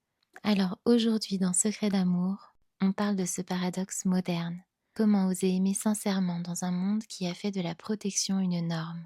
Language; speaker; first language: French; native; French